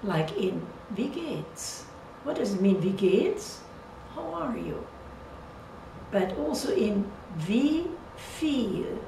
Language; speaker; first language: German; non-native, fluent; Portuguese